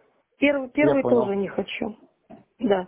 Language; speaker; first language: Russian; native; Russian